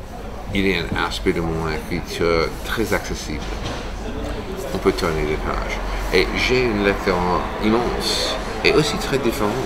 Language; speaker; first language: French; non-native, fluent; English